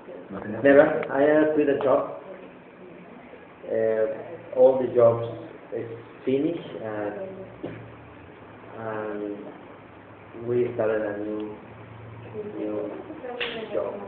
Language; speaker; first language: English; non-native, learner; Spanish